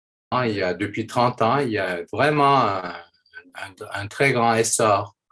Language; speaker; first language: French; non-native, fluent; Turkish